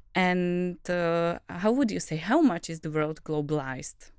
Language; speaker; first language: English; non-native, fluent; Czech